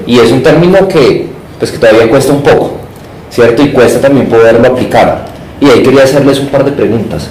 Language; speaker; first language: Spanish; native; Spanish